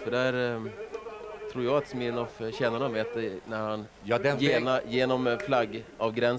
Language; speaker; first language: Swedish; native; Swedish